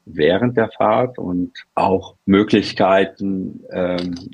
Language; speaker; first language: German; native; German